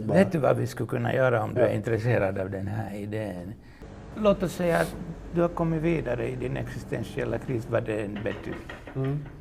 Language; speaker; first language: Swedish; non-native, local second language; Finnish